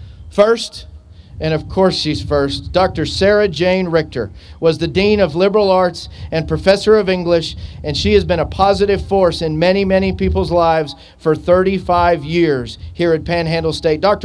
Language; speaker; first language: English; native; English